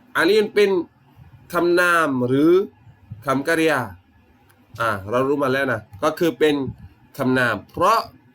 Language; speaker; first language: Thai; non-native, local second language; Malay